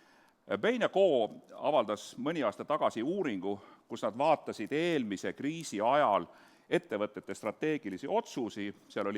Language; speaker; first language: Estonian; native; Estonian